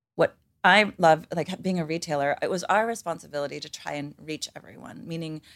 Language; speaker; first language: English; native; English